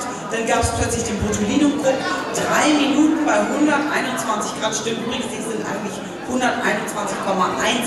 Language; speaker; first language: German; native; German